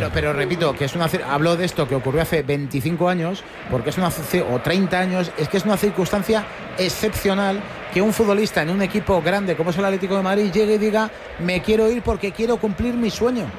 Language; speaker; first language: Spanish; native; Spanish